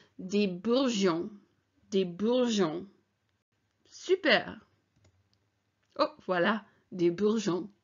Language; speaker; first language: French; non-native, fluent; English